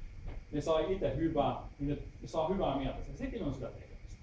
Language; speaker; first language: Finnish; native; Finnish